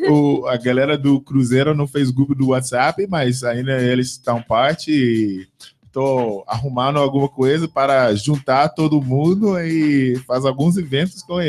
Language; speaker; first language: Portuguese; non-native, fluent; English